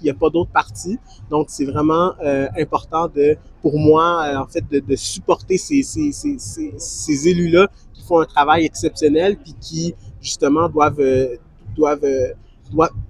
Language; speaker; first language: French; native; French